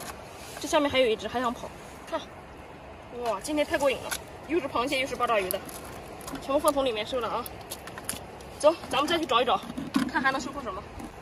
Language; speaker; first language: Chinese; native; Chinese